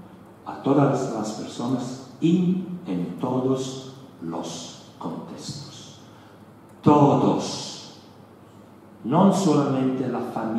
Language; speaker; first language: Spanish; non-native, learner; Italian